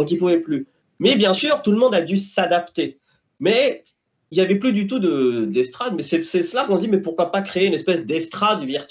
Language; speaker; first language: French; native; French